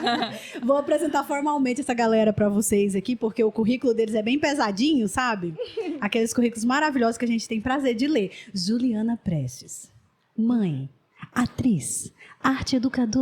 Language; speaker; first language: Portuguese; native; Portuguese